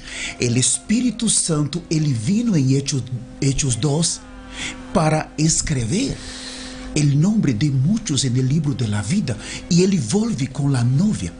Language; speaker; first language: Spanish; non-native, learner; Portuguese